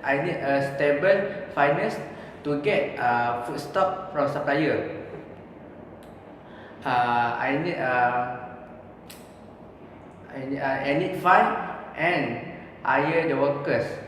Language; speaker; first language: English; non-native, learner; Malay